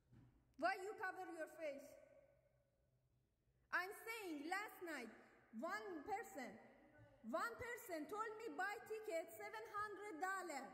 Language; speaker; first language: English; non-native, learner; Persian